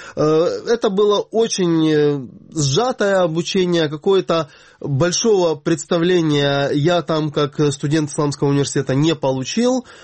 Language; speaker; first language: Russian; native; Russian